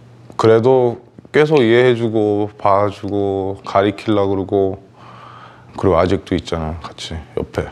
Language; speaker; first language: Korean; early bilingual, heritage; Korean